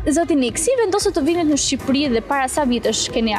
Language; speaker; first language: Albanian; native; Albanian